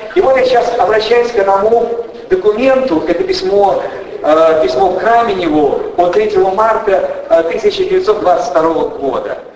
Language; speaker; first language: Russian; native; Russian